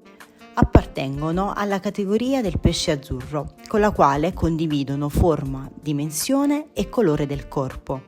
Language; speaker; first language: Italian; native; Italian